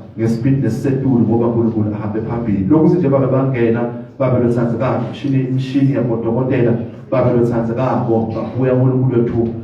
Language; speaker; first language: Zulu; non-native, local second language; Swati